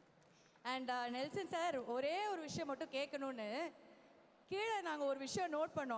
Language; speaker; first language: Tamil; native; Tamil